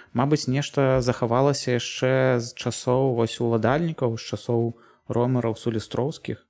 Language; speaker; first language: Belarusian; native; Belarusian